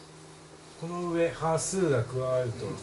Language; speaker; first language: Japanese; native; Japanese